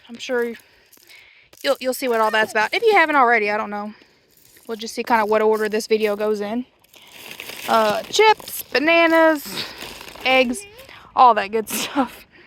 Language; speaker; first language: English; native; English